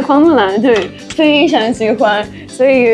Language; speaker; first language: Chinese; non-native, fluent; Russian